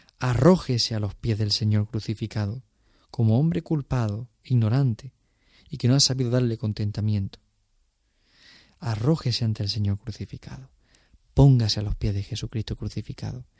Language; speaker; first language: Spanish; native; Spanish